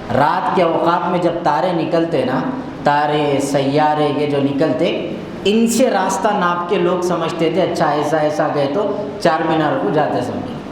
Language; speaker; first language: Urdu; native; Urdu